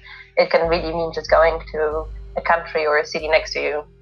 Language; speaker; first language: English; non-native, fluent; Polish